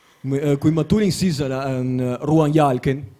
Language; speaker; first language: Finnish; non-native, learner; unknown